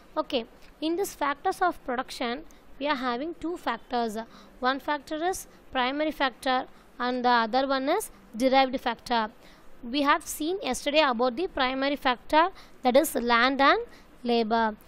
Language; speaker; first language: English; non-native, local second language; Tamil